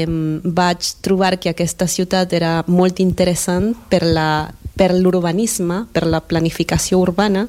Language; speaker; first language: Catalan; non-native, fluent; Spanish